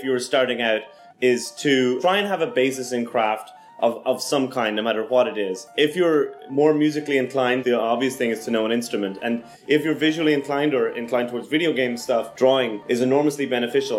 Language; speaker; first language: English; native; English